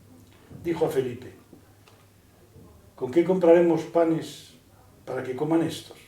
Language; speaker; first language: Spanish; native; Spanish